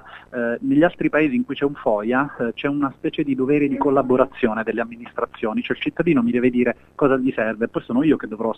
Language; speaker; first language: Italian; native; Italian